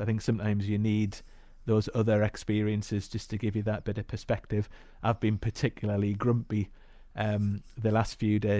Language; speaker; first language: English; native; English